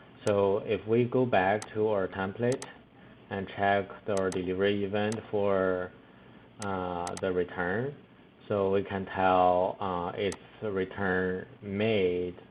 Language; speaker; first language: English; non-native, fluent; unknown